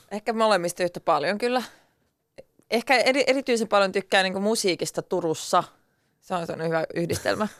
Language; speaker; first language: Finnish; non-native, local second language; Swedish